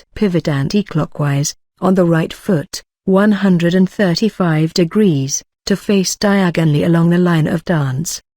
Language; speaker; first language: English; native; English